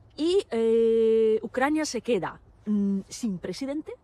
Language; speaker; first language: Spanish; non-native, fluent; Ukrainian